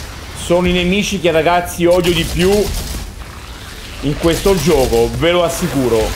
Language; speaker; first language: Italian; native; Italian